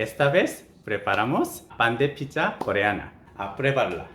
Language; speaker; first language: Spanish; non-native, learner; Korean